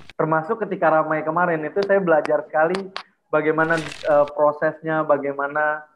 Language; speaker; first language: Indonesian; native; Indonesian